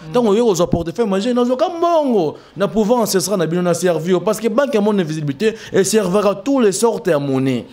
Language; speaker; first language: Lingala; native; Lingala